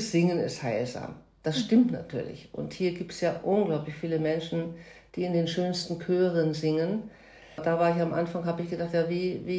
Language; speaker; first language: German; native; German